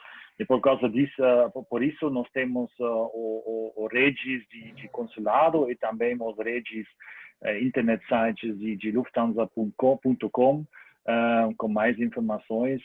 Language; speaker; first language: Portuguese; non-native, learner; German